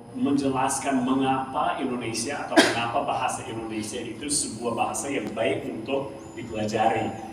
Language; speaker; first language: Indonesian; non-native, fluent; English